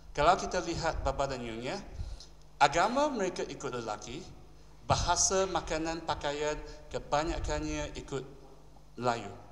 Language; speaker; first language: Malay; non-native, local second language; Chinese